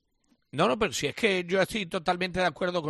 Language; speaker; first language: Spanish; native; Spanish